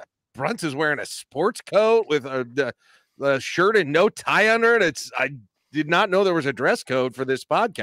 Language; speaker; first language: English; native; English